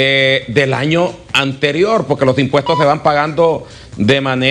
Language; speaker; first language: Spanish; native; Spanish